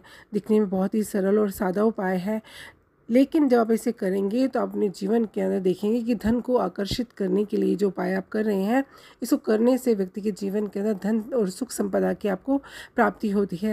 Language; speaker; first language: Hindi; native; Hindi